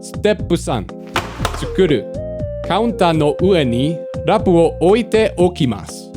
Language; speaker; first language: Japanese; non-native, learner; English